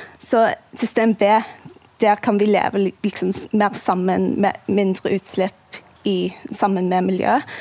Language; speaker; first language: Norwegian; non-native, fluent; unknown